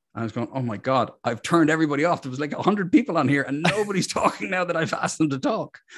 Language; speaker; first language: English; native; English